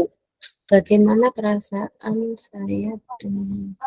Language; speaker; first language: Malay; non-native, local second language; Javanese